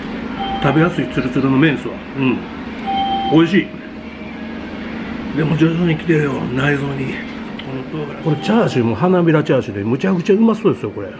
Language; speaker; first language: Japanese; native; Japanese